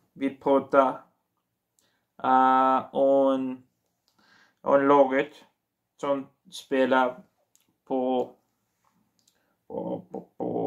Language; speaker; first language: Swedish; non-native, learner; Portuguese